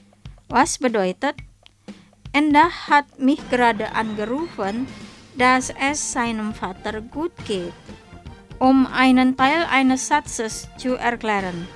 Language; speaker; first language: German; non-native, fluent; Indonesian